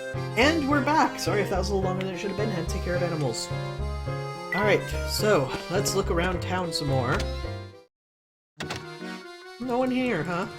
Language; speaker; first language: English; native; English